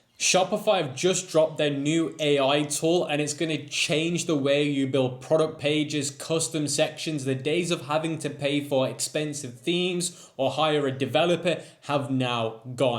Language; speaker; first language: English; native; English